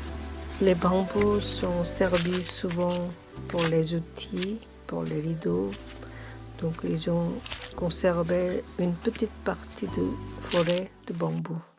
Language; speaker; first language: French; non-native, learner; Korean